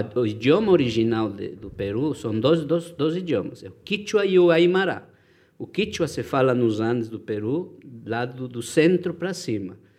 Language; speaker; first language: Portuguese; non-native, fluent; Spanish